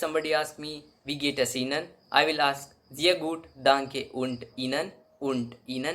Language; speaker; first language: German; non-native, local second language; Hindi